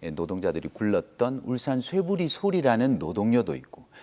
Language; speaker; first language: Korean; native; Korean